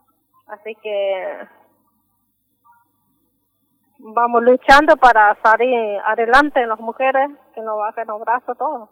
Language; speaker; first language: Spanish; non-native, local second language; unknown